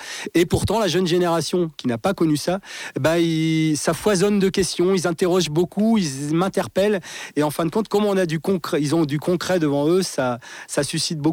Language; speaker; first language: French; native; French